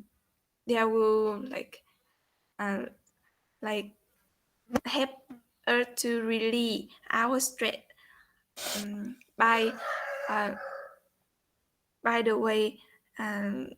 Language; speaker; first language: English; non-native, learner; Vietnamese